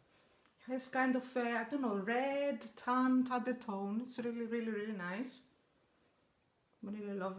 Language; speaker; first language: English; non-native, fluent; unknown